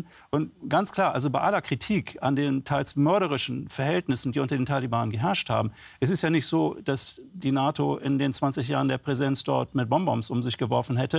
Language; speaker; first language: German; native; German